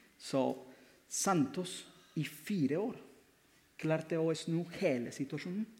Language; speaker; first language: Norwegian; non-native, fluent; Spanish